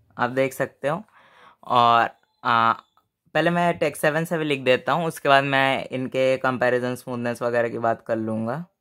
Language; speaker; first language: Hindi; native; Hindi